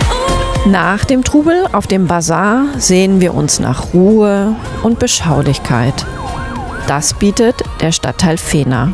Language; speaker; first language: German; native; German